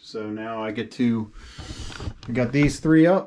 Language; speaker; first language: English; native; English